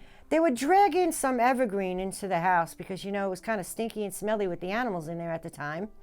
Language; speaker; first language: English; native; English